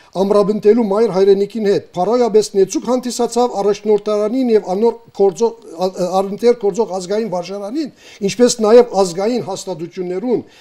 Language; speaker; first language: Armenian; early bilingual, heritage; Armenian